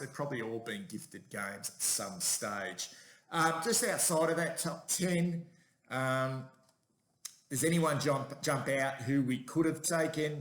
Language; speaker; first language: English; native; English